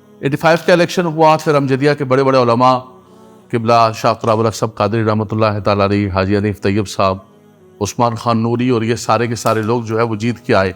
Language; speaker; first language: Urdu; non-native, local second language; Gujari